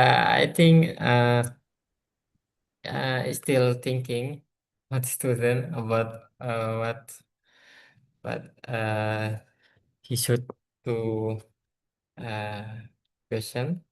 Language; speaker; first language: English; non-native, learner; Indonesian